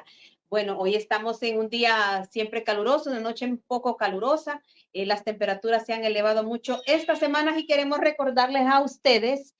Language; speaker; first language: Spanish; native; Spanish